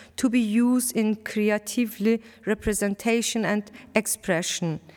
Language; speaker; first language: English; non-native, learner; Turkish